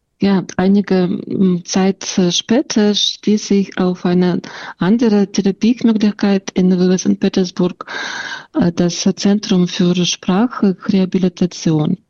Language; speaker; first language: German; non-native, fluent; Russian